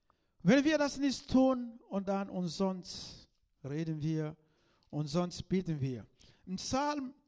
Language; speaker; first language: German; non-native, learner; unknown